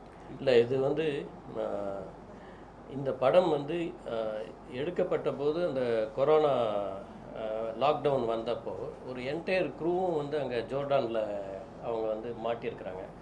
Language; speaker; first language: Tamil; native; Tamil